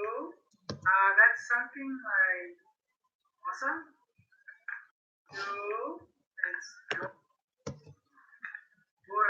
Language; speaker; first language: English; non-native, learner; Spanish